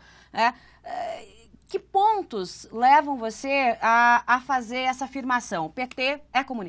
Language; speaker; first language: Portuguese; native; Portuguese